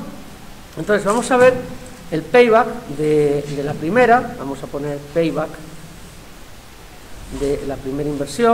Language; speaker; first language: Spanish; native; Spanish